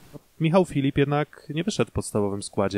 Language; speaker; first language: Polish; native; Polish